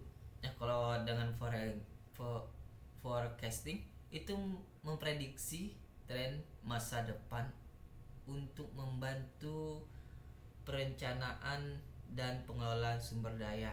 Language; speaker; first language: Indonesian; native; Indonesian